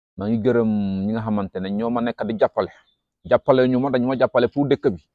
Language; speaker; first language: Wolof; non-native, local second language; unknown